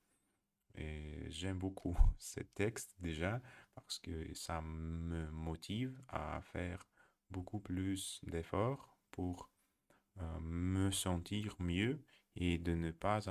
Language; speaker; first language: French; non-native, learner; Russian